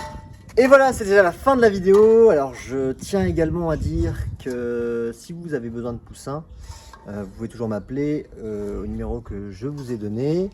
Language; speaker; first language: French; native; French